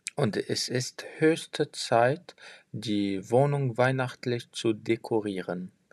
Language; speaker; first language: German; non-native, fluent; French